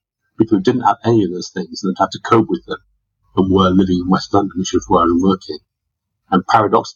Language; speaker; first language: English; native; English